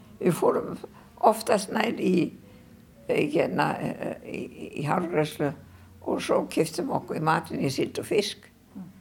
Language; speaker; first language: Icelandic; non-native, fluent; German